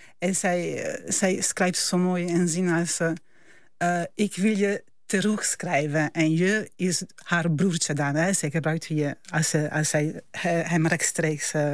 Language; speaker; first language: Dutch; non-native, fluent; Italian